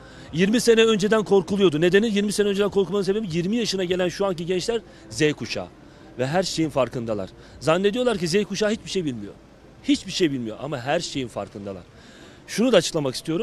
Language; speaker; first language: Turkish; native; Turkish